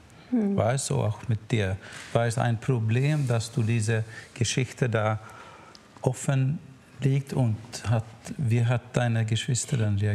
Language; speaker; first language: German; non-native, learner; Swedish